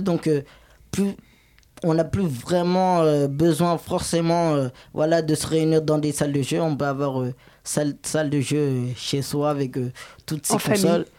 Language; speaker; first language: French; native; French